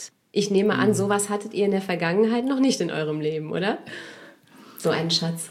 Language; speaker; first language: German; native; German